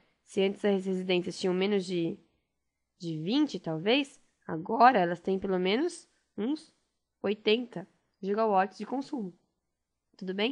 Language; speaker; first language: Portuguese; native; Portuguese